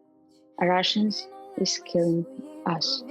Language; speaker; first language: English; non-native, learner; Ukrainian